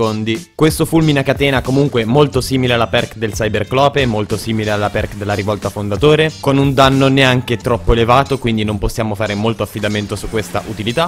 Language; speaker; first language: Italian; native; Italian